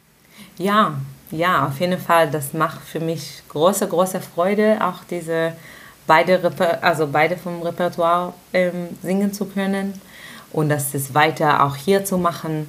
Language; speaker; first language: German; non-native, fluent; Hebrew